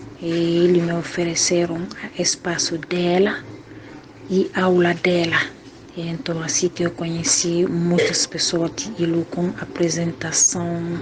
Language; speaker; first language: Portuguese; non-native, learner; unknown